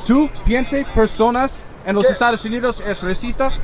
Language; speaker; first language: Spanish; non-native, learner; English